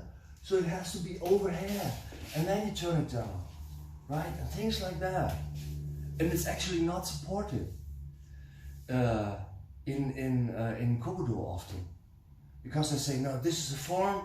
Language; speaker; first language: English; non-native, fluent; German